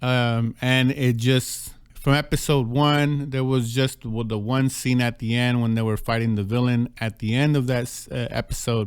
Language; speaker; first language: English; native; English